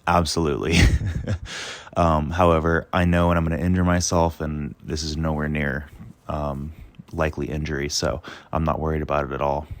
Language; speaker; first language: English; native; English